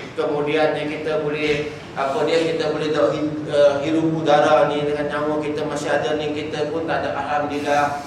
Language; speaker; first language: Malay; non-native, local second language; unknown